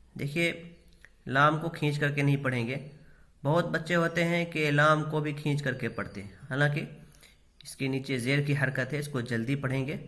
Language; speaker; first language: Urdu; native; Urdu